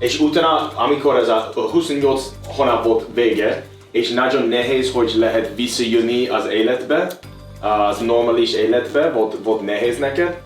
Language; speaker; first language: Hungarian; non-native, learner; English